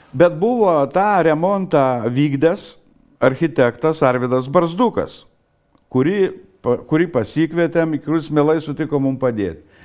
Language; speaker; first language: Lithuanian; native; Lithuanian